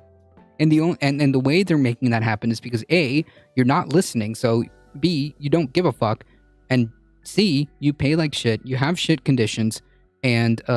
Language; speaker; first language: English; native; English